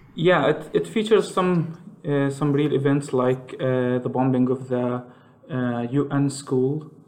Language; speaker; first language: English; non-native, fluent; Arabic